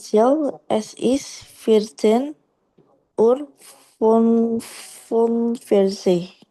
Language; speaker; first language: German; non-native, learner; Indonesian